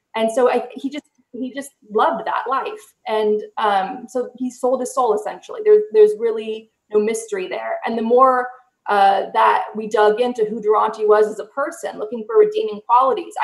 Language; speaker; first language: English; native; English